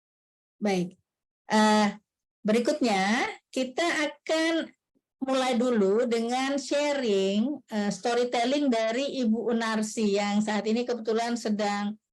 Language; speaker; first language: Malay; native; Malay